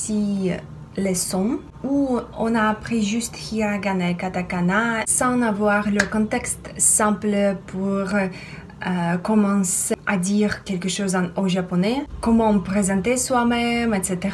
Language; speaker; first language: French; non-native, fluent; Russian